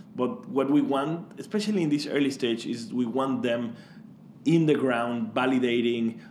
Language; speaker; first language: English; non-native, fluent; Spanish